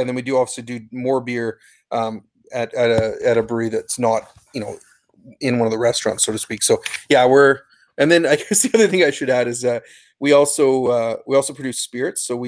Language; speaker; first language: English; native; English